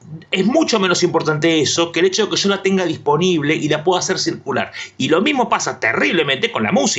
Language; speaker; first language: Spanish; native; Spanish